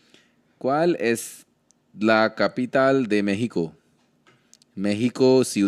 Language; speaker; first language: Spanish; non-native, learner; Hindi